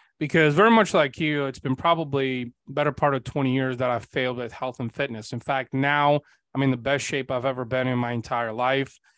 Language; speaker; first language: English; early bilingual, other home language; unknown